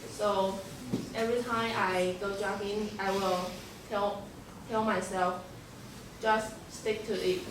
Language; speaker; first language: English; non-native, fluent; Chinese